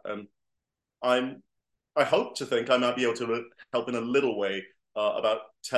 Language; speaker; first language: English; native; English